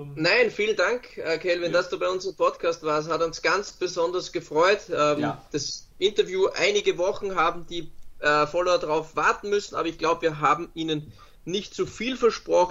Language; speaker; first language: German; native; German